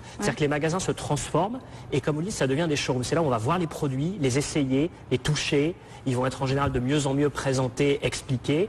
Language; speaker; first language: French; native; French